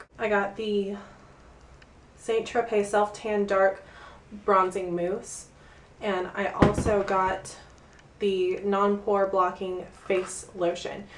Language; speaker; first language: English; native; English